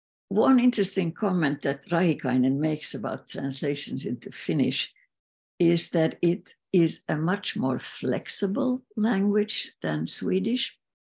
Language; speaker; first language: English; non-native, fluent; Swedish